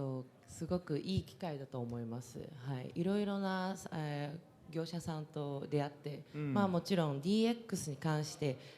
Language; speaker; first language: Japanese; non-native, fluent; Chinese